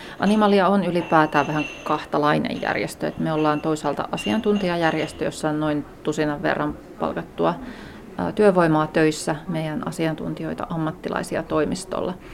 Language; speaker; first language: Finnish; native; Finnish